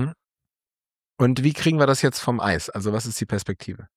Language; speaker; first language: German; native; German